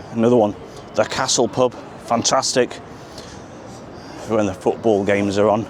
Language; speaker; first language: English; native; English